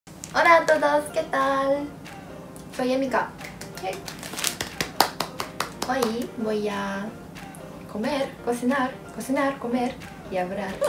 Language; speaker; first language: Spanish; non-native, learner; Japanese